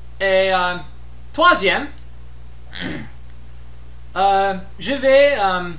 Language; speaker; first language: French; non-native, learner; English